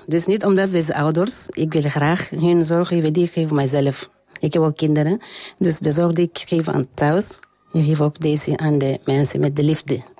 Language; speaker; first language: Dutch; non-native, learner; French